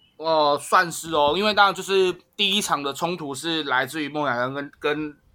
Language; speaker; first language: Chinese; native; Chinese